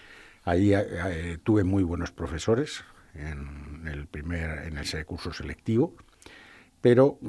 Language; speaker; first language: Spanish; native; Spanish